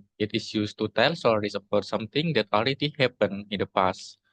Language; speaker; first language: English; non-native, learner; Indonesian